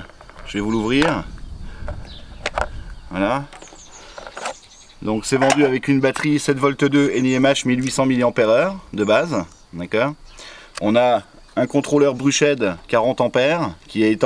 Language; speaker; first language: French; native; French